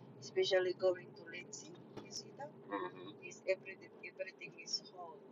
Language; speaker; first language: English; non-native, local second language; Filipino